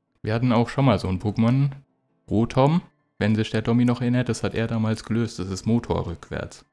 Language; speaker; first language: German; native; German